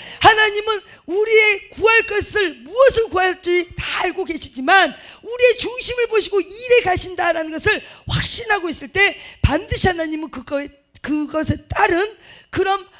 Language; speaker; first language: Korean; native; Korean